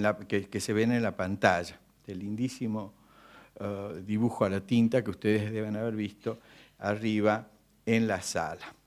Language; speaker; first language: Spanish; native; Spanish